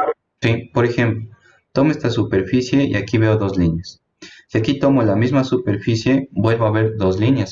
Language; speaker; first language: Spanish; native; Spanish